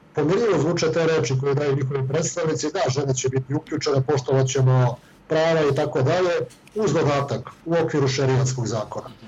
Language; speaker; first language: Serbian; native; Serbian